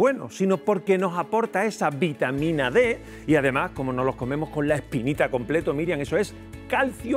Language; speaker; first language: Spanish; native; Spanish